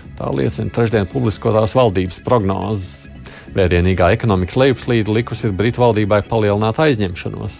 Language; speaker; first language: Latvian; native; Latvian